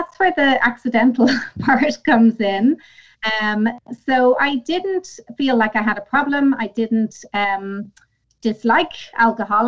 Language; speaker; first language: English; native; English